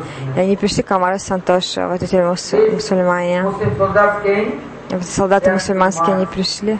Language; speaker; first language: Russian; non-native, learner; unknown